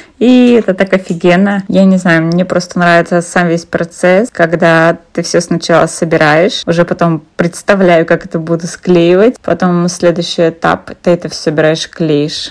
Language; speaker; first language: Russian; native; Russian